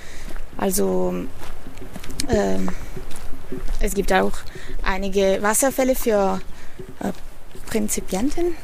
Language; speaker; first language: German; non-native, fluent; Italian